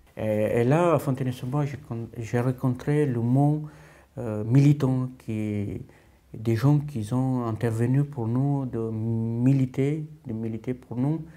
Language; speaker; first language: French; non-native, fluent; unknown